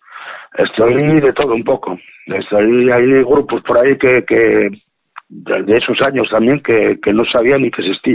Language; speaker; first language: Spanish; native; Spanish